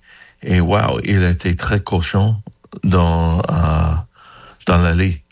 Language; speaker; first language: French; non-native, learner; English